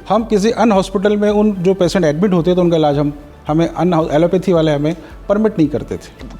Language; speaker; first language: Hindi; native; Hindi